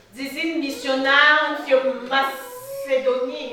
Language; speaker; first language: German; non-native, learner; French